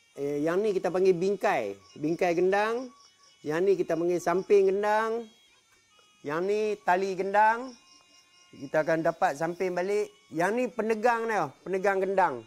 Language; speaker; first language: Malay; native; Malay